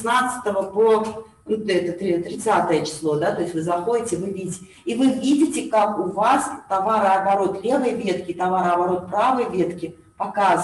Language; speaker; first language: Russian; native; Russian